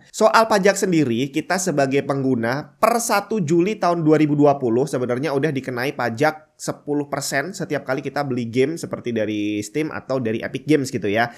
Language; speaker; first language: Indonesian; native; Indonesian